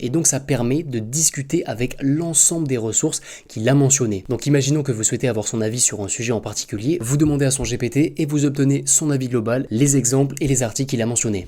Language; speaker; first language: French; native; French